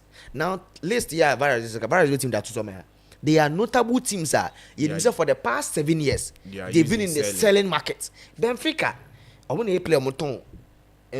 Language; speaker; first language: English; non-native, local second language; Akan